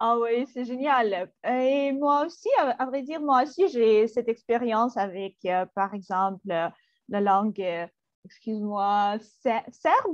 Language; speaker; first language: French; non-native, fluent; Russian